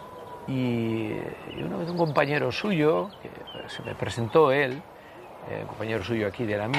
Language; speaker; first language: Spanish; native; Spanish